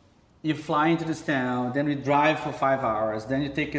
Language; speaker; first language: English; non-native, fluent; Portuguese